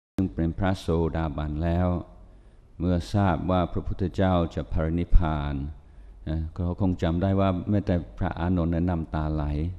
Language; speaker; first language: Thai; non-native, fluent; English